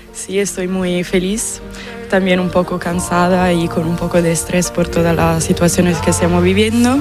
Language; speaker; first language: Spanish; non-native, fluent; Italian